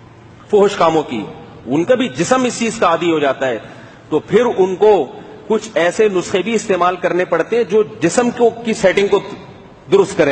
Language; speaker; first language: Urdu; native; Urdu